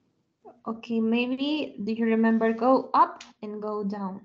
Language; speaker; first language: English; non-native, learner; Spanish